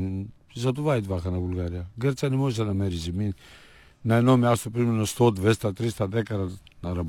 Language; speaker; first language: Bulgarian; non-native, learner; Greek